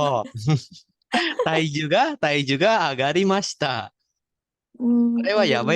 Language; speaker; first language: Japanese; non-native, fluent; Indonesian